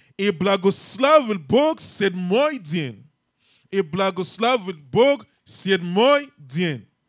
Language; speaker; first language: Russian; non-native, learner; English